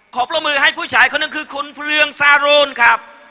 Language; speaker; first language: Thai; non-native, learner; Khmer